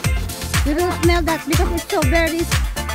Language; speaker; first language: English; non-native, learner; Filipino